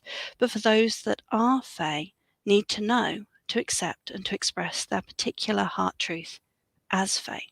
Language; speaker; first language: English; native; English